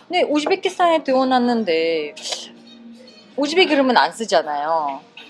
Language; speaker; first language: Korean; non-native, fluent; Russian